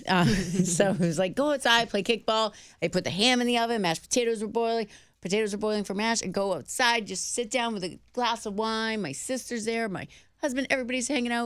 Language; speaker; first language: English; native; English